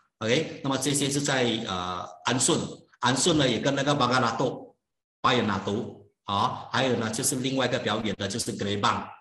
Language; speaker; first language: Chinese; native; Chinese